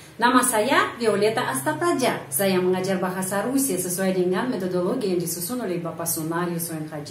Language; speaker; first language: Indonesian; non-native, fluent; Russian